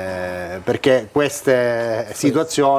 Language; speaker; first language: Italian; native; Italian